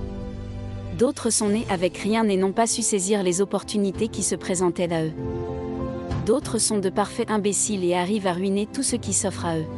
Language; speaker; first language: French; native; French